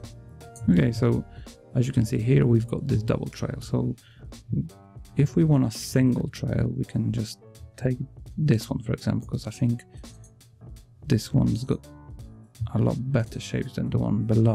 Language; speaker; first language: English; non-native, fluent; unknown